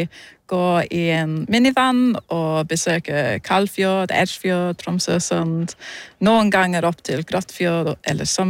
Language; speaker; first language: Norwegian; non-native, fluent; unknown